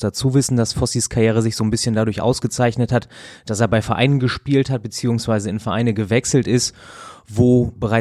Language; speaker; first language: German; native; German